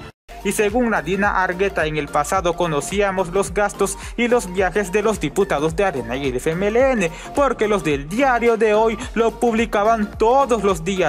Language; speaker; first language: Spanish; native; Spanish